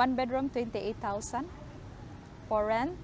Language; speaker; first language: English; non-native, local second language; Cebuano